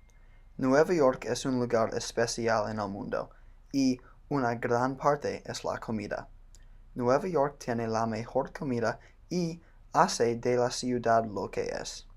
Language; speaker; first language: Spanish; non-native, learner; English